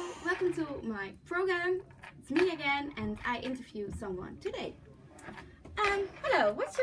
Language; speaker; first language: English; non-native, learner; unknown